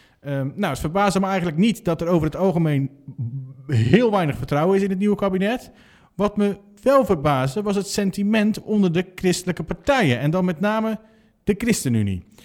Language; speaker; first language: Dutch; native; Dutch